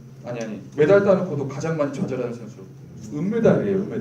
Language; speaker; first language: Korean; native; Korean